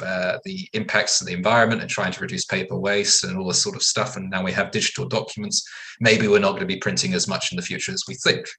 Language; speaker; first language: English; native; English